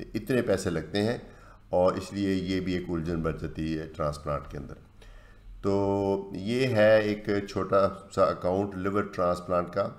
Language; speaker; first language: Urdu; native; Urdu